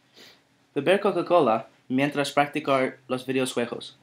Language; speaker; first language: Spanish; non-native, learner; English